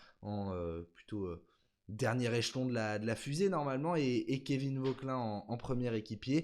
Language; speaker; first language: French; native; French